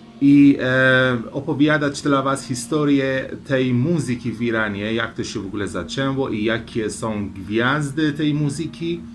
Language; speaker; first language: Polish; non-native, learner; Persian